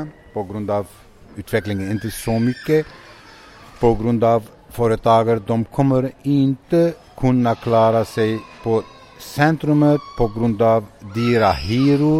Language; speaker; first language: Swedish; non-native, fluent; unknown